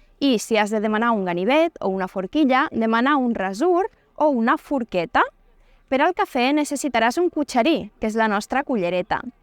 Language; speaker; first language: Catalan; native; Catalan